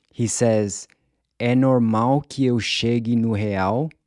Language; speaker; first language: Portuguese; non-native, fluent; English